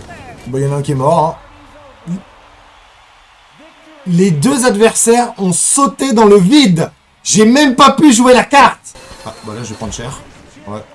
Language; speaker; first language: French; native; French